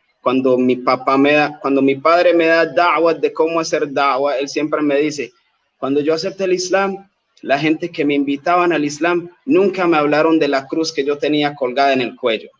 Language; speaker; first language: Spanish; native; Spanish